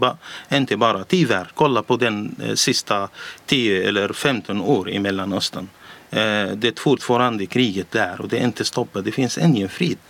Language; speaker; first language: Swedish; non-native, learner; Arabic